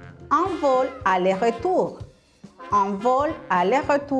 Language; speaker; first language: French; non-native, fluent; Spanish